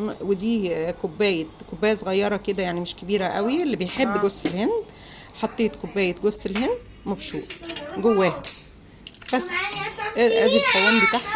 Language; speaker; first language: Arabic; native; Arabic